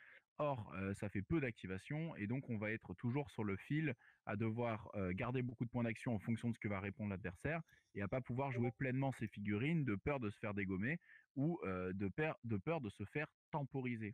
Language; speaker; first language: French; native; French